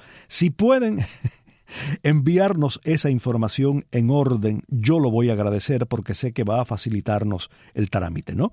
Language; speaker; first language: Spanish; native; Spanish